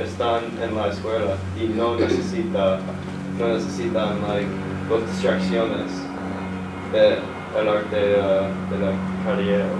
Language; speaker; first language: Spanish; non-native, learner; English